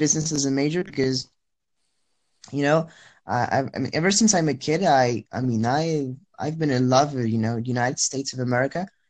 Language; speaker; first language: English; non-native, fluent; French